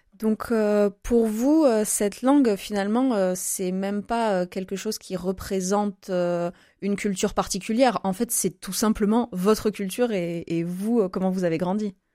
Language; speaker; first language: French; native; French